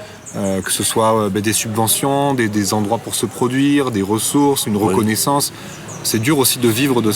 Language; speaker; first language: French; native; French